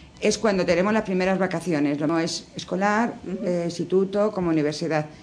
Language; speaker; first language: Spanish; native; Spanish